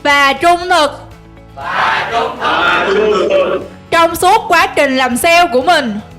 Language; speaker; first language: Vietnamese; native; Vietnamese